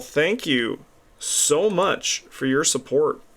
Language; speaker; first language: English; native; English